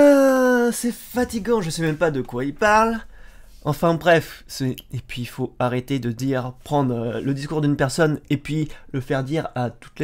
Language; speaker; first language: French; native; French